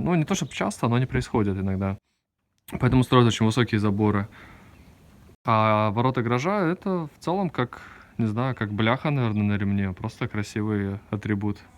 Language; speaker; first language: Russian; native; Russian